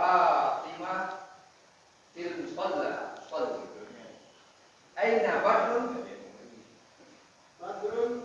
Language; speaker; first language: Arabic; non-native, learner; Indonesian